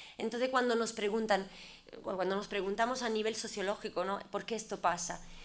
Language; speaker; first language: Spanish; non-native, fluent; Italian